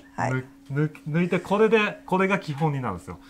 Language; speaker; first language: Japanese; native; Japanese